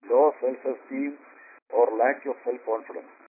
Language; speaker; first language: English; non-native, local second language; Malayalam